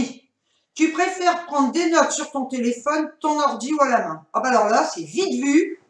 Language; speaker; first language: French; native; French